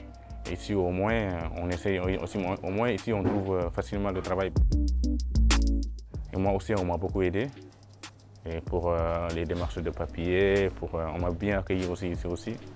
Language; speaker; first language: French; non-native, local second language; Wolof